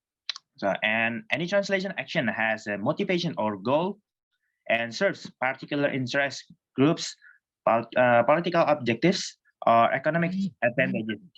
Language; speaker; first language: English; non-native, fluent; Indonesian